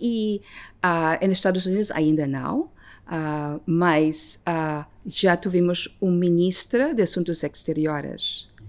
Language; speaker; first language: Portuguese; non-native, fluent; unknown